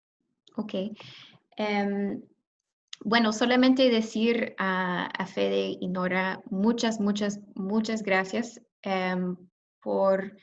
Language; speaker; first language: Spanish; non-native, fluent; English